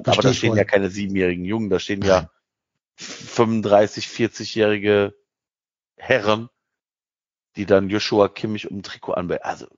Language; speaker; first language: German; native; German